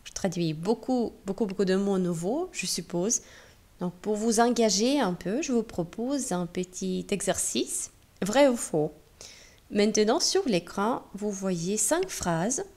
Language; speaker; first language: French; non-native, fluent; Russian